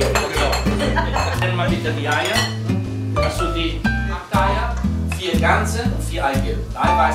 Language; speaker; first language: German; non-native, fluent; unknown